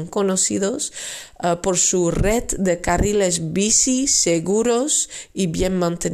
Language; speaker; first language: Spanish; non-native, fluent; Dutch